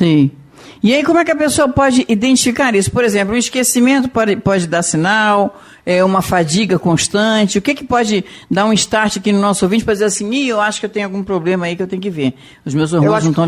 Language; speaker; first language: Portuguese; native; Portuguese